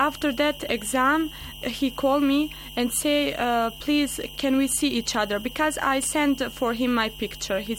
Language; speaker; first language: English; non-native, learner; Bosnian